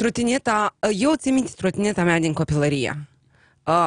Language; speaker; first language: Romanian; native; Romanian